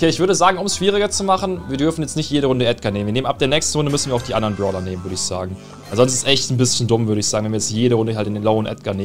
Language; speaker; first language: German; native; German